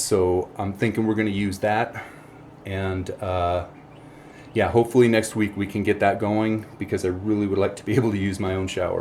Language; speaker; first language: English; native; English